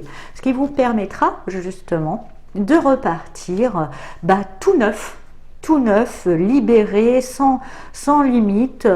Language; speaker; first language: French; native; French